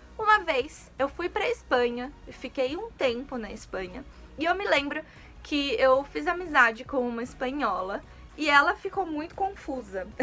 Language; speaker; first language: Portuguese; native; Portuguese